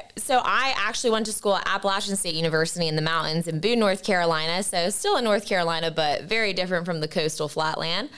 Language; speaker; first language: English; native; English